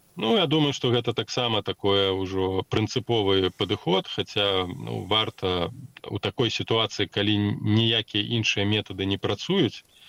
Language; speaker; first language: Belarusian; non-native, local second language; Russian